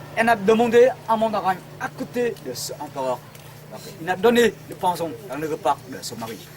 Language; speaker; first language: French; non-native, fluent; Vietnamese